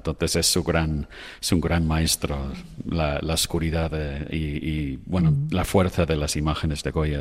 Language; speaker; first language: Spanish; non-native, fluent; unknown